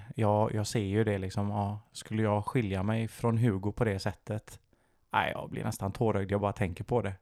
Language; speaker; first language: Swedish; native; Swedish